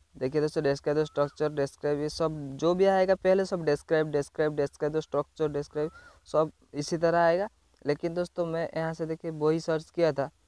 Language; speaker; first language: Hindi; native; Hindi